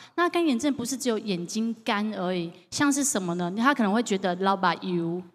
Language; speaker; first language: Chinese; native; Chinese